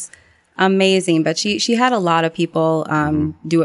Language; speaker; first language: English; native; English